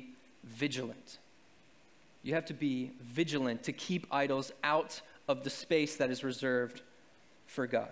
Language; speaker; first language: English; native; English